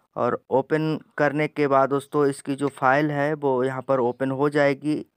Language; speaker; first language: Hindi; native; Hindi